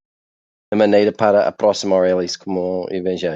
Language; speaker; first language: Portuguese; non-native, learner; English